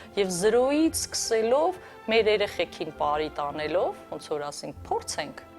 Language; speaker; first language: Armenian; native; Armenian